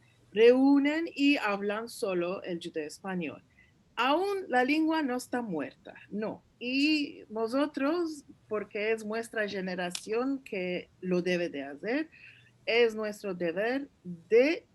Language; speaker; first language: Spanish; early bilingual, heritage; Turkish